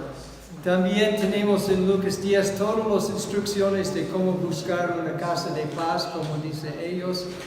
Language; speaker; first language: Spanish; non-native, fluent; English